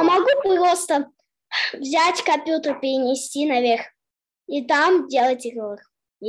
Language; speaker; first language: Russian; early bilingual, heritage; Russian